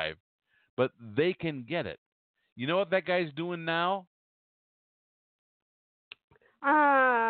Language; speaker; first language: English; native; English